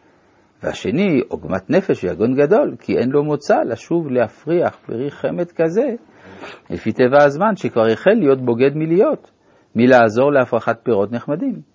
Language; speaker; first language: Hebrew; native; Hebrew